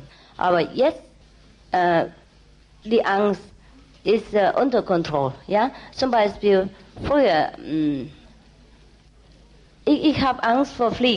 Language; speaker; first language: German; non-native, learner; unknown